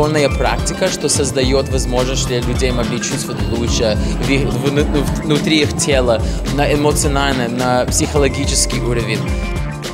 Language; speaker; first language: Russian; non-native, learner; English